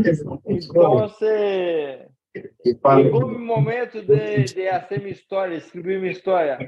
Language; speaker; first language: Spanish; non-native, learner; Portuguese